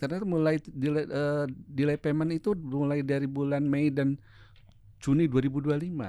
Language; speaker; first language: Indonesian; native; Indonesian